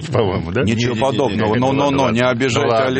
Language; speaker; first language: Russian; native; Russian